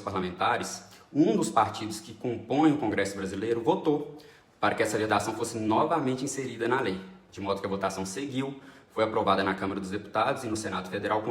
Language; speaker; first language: Portuguese; native; Portuguese